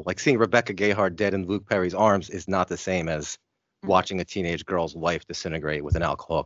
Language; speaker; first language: English; native; English